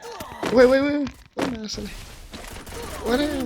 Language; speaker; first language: Korean; non-native, learner; Nepali